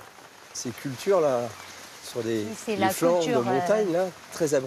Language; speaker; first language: French; native; French